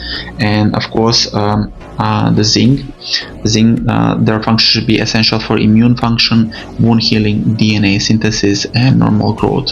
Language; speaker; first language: English; non-native, fluent; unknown